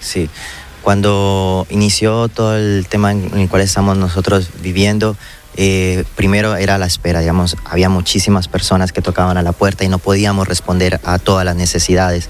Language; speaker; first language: Spanish; native; Spanish